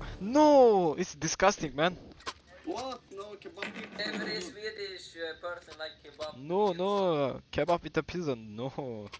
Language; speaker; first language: English; non-native, learner; Turkish